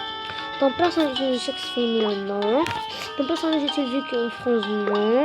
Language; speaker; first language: French; non-native, local second language; Arabic